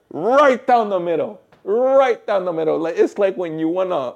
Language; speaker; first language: English; early bilingual, other home language; Spanish